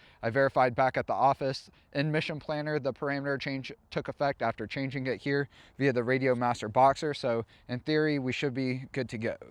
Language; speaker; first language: English; native; English